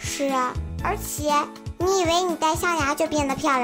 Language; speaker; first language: Chinese; native; Chinese